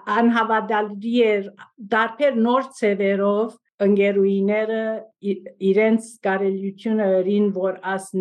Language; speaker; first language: Armenian; native; Armenian